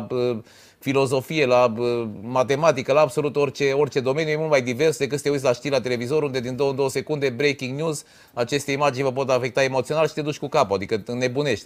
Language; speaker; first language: Romanian; native; Romanian